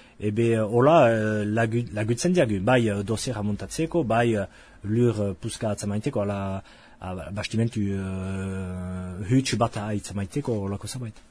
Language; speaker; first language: Basque; native; Basque